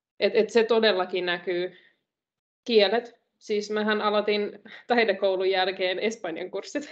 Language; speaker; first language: Finnish; non-native, fluent; Russian